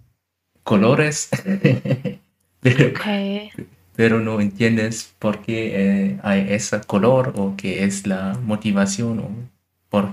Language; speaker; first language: Spanish; non-native, learner; German